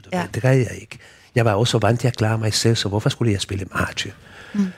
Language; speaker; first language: Danish; non-native, fluent; Spanish